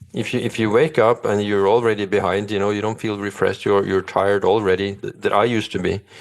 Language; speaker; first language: English; non-native, fluent; Norwegian